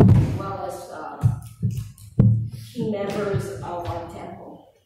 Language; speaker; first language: English; native; English